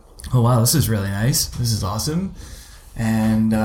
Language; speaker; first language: English; native; English